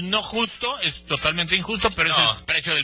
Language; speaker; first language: Spanish; native; Spanish